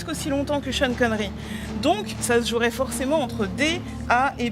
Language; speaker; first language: French; native; French